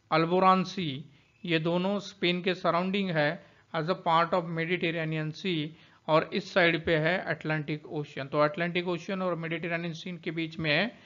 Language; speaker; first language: Hindi; non-native, local second language; Marathi